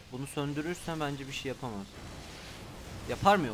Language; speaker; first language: Turkish; native; Turkish